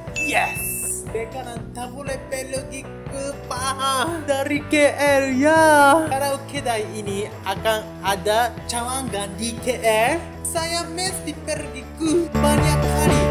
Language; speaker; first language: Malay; non-native, learner; Japanese